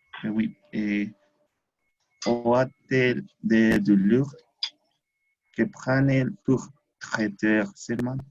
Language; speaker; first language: French; non-native, learner; Spanish